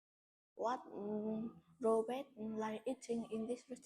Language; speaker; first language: English; non-native, learner; Vietnamese